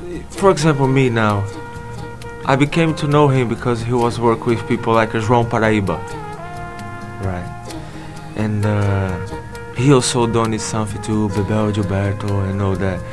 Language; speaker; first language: English; non-native, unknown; Portuguese